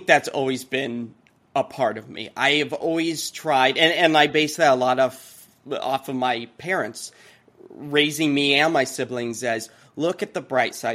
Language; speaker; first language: English; native; English